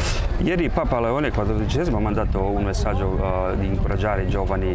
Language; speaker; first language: Italian; non-native, fluent; Croatian